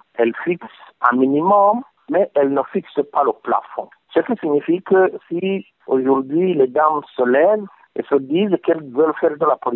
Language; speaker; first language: French; non-native, local second language; Rundi